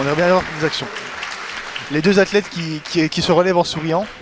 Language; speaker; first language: French; native; French